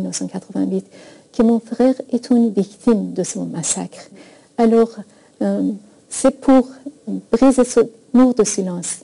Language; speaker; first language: French; non-native, fluent; Persian